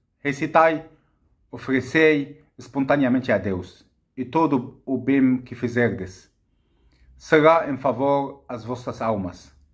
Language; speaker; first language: Portuguese; non-native, fluent; Arabic